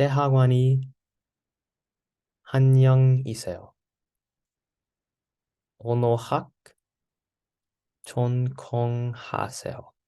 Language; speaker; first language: Korean; non-native, learner; English